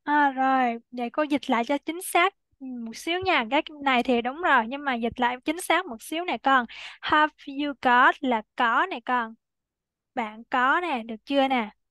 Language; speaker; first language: Vietnamese; native; Vietnamese